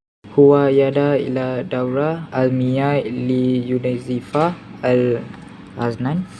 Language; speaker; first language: Arabic; non-native, learner; Malay